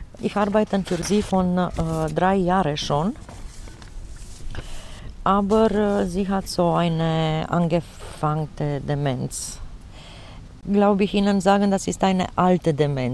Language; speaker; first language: German; non-native, fluent; Romanian